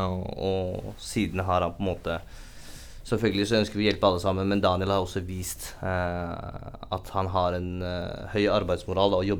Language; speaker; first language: Norwegian; native; Norwegian